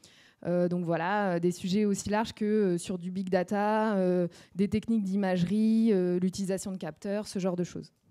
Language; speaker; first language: French; native; French